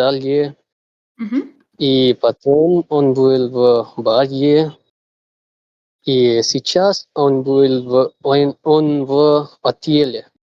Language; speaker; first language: Russian; non-native, learner; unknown